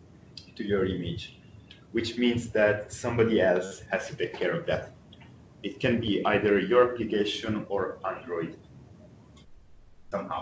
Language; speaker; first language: English; non-native, fluent; Italian